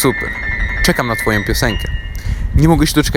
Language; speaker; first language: Polish; native; Polish